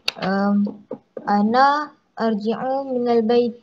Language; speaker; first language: Arabic; non-native, learner; Malay